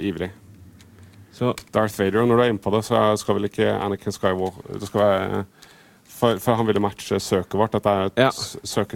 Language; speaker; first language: Norwegian; native; Norwegian